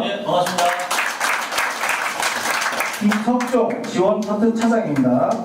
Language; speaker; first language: Korean; native; Korean